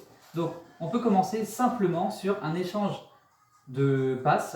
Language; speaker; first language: French; native; French